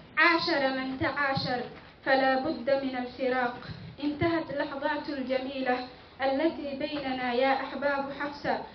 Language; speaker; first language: Arabic; non-native, local second language; Somali